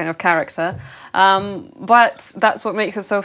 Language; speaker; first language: English; non-native, fluent; Russian